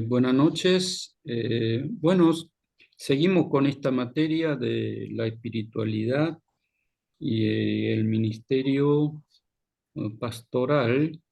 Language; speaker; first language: Spanish; non-native, fluent; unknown